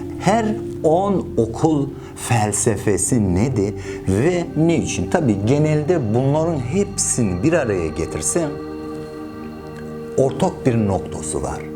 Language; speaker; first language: Turkish; non-native, fluent; Persian